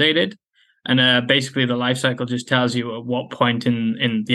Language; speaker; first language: English; native; English